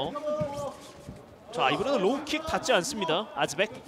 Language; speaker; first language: Korean; native; Korean